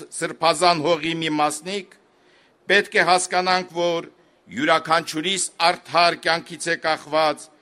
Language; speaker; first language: Armenian; native; Armenian